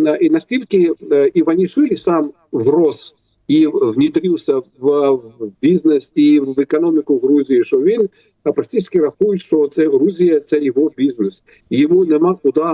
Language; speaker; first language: Ukrainian; non-native, fluent; Georgian